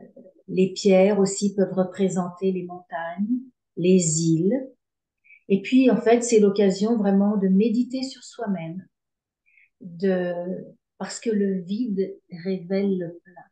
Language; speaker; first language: French; native; French